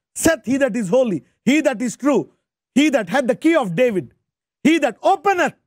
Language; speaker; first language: English; non-native, local second language; Telugu